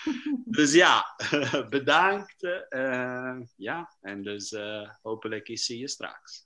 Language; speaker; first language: Dutch; non-native, learner; Portuguese